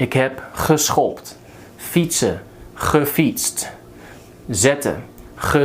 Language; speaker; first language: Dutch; non-native, fluent; English